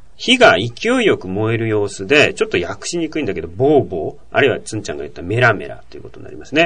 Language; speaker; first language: Japanese; native; Japanese